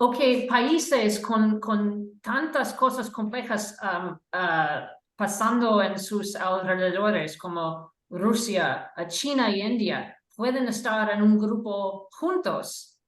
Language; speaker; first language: Spanish; non-native, fluent; English